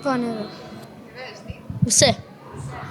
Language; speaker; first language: Slovenian; early bilingual, other home language; Serbian